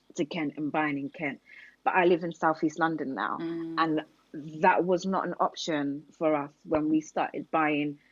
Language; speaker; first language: English; native; English